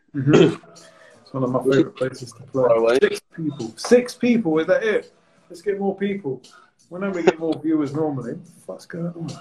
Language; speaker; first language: English; native; English